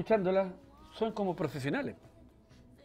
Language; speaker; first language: Spanish; native; Spanish